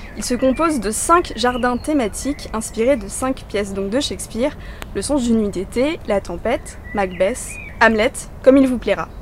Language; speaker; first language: French; native; French